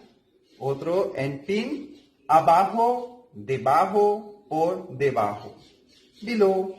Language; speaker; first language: Spanish; non-native, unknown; Hindi